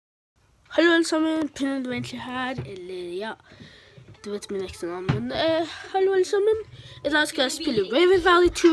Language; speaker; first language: Norwegian; early bilingual, other home language; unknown